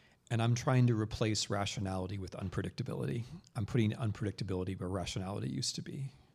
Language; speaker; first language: English; native; English